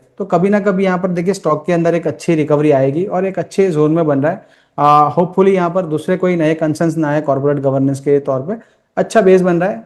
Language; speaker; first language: Hindi; non-native, local second language; Gujarati